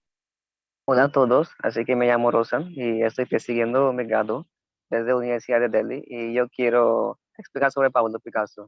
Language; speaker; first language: Spanish; non-native, learner; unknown